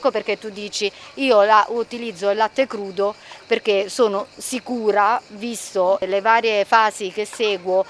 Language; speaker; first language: Italian; native; Italian